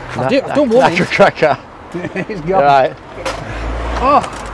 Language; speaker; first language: English; native; English